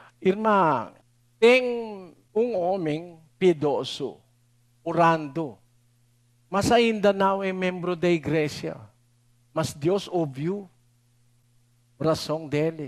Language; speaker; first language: Portuguese; non-native, learner; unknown